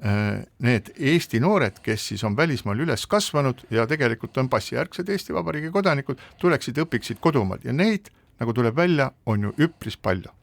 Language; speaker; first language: Estonian; native; Estonian